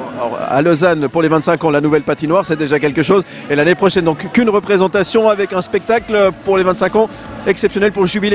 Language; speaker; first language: French; native; French